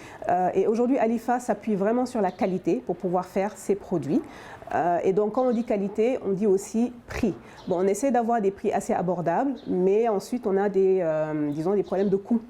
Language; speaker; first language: French; non-native, local second language; Wolof